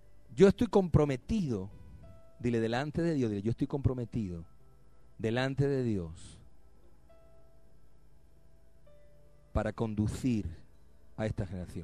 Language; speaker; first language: Spanish; native; Spanish